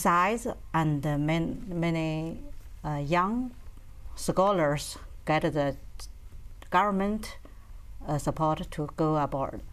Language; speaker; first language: English; non-native, learner; Chinese